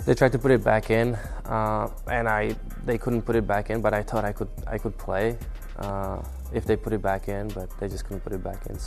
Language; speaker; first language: English; non-native, fluent; Czech